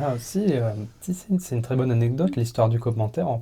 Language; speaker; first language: French; native; French